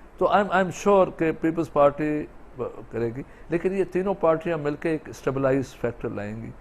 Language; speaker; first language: Urdu; non-native, local second language; Sindhi